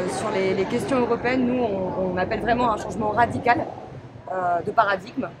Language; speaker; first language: French; native; French